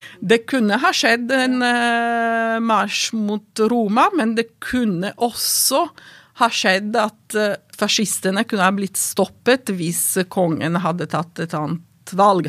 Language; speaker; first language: Norwegian; non-native, fluent; Italian